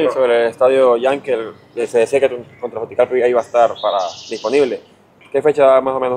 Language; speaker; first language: Spanish; native; Spanish